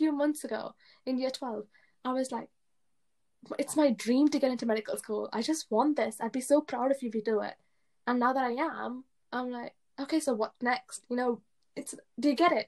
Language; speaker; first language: English; early bilingual, other home language; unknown